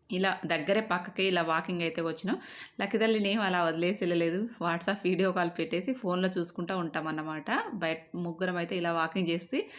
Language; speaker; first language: Telugu; native; Telugu